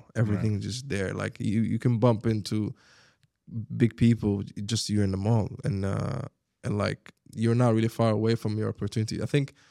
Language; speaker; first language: English; non-native, fluent; Arabic